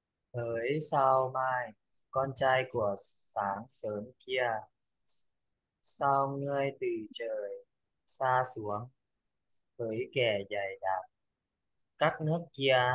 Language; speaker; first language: Vietnamese; non-native, learner; Lao